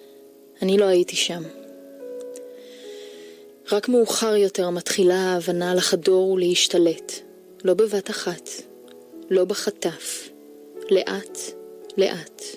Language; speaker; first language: Hebrew; native; Hebrew